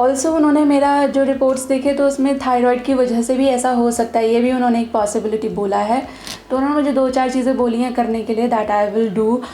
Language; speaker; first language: Hindi; native; Hindi